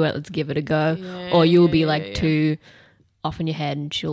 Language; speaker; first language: English; native; English